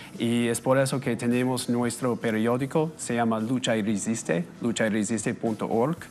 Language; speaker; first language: Spanish; non-native, fluent; English